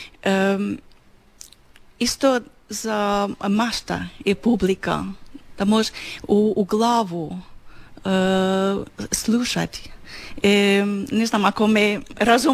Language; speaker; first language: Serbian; non-native, learner; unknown